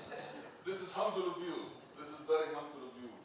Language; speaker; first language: English; non-native, fluent; Arabic